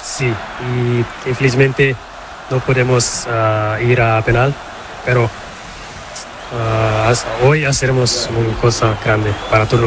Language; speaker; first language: Spanish; non-native, learner; Portuguese